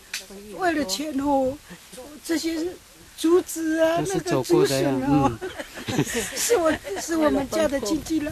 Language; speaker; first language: Chinese; non-native, local second language; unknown